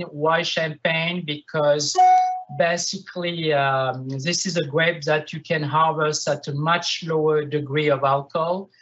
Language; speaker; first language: English; non-native, fluent; French